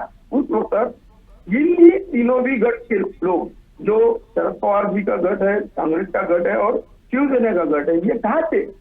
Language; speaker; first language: Hindi; non-native, local second language; Marathi